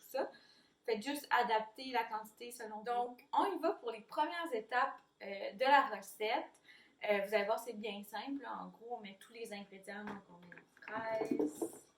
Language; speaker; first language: French; native; French